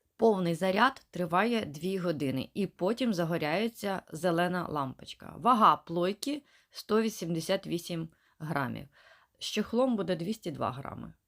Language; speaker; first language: Ukrainian; native; Ukrainian